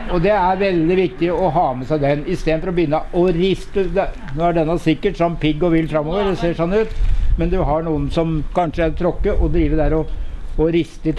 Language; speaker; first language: Norwegian; native; Norwegian